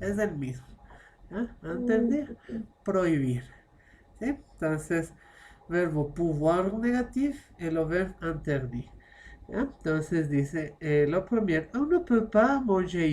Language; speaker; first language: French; non-native, fluent; Spanish